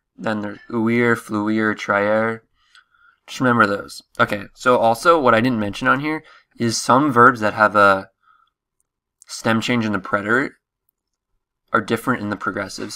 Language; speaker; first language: English; native; English